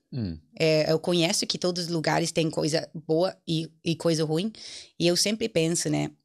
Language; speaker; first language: Portuguese; non-native, fluent; English